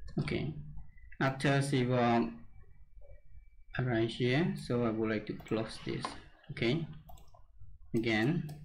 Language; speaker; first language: English; non-native, learner; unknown